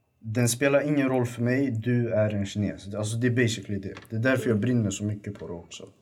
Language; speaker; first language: Swedish; early bilingual, other home language; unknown